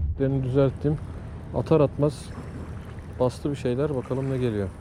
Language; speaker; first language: Turkish; native; Turkish